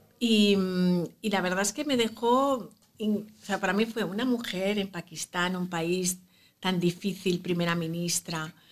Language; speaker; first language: Spanish; native; Spanish